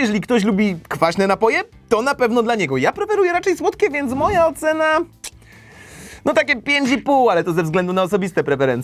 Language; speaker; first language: Polish; native; Polish